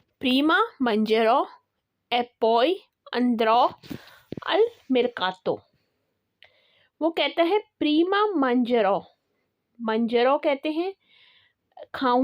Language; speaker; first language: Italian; non-native, learner; Urdu